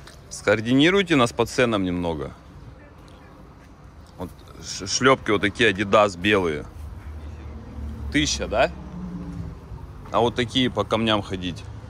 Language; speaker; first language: Russian; native; Russian